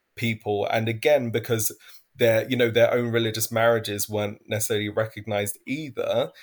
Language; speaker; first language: English; native; English